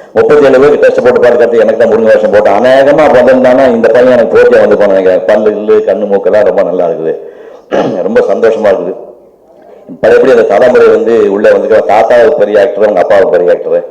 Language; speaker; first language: Tamil; native; Tamil